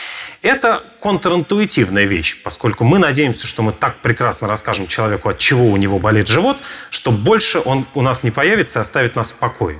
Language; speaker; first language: Russian; native; Russian